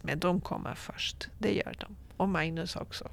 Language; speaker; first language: Swedish; non-native, fluent; Portuguese